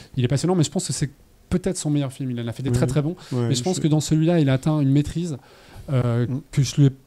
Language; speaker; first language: French; native; French